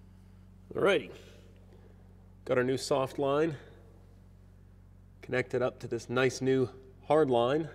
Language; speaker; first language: English; native; English